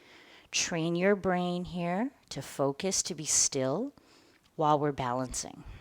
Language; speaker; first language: English; native; English